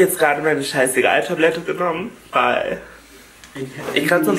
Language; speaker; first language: German; native; German